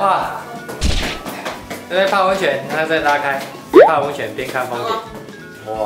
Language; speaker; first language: Chinese; native; Chinese